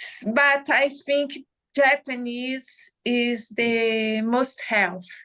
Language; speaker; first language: English; non-native, learner; Portuguese